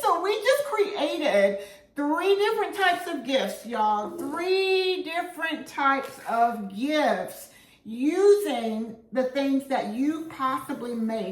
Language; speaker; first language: English; native; English